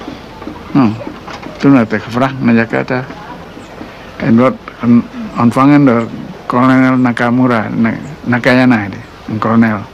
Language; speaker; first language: Dutch; non-native, local second language; Indonesian